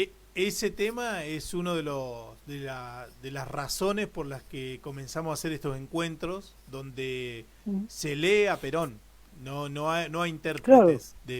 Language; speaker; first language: Spanish; native; Spanish